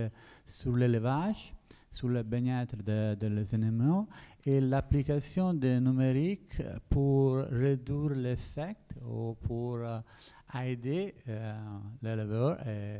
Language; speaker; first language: French; non-native, learner; Italian